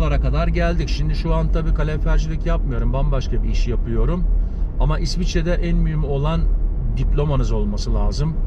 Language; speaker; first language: Turkish; early bilingual, heritage; Turkish